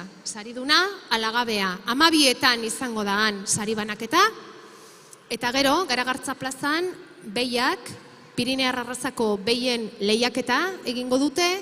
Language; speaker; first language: Basque; native; Basque